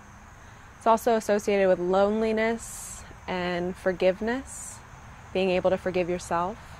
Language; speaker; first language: English; native; English